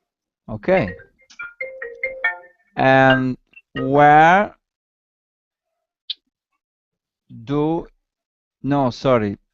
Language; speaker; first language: English; non-native, learner; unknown